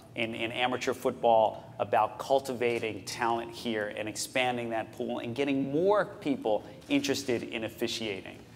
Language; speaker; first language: English; native; English